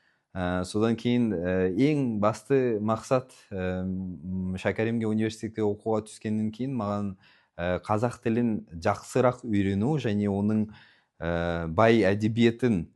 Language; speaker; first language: Kazakh; non-native, learner; Punjabi